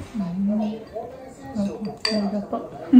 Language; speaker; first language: Japanese; non-native, learner; Vietnamese